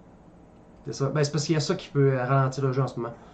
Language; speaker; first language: French; native; French